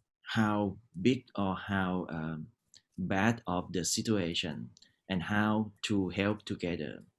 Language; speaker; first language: English; non-native, learner; Thai